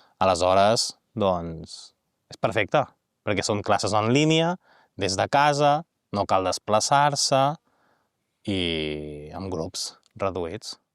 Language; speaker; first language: Catalan; native; Catalan